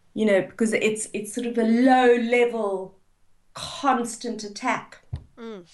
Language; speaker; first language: English; native; English